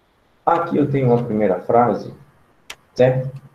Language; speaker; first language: Portuguese; native; Portuguese